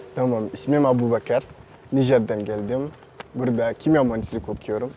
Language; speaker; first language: Turkish; non-native, learner; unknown